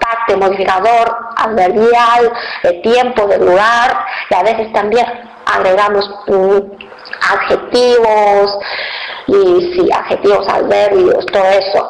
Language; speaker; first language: Spanish; non-native, fluent; Chinese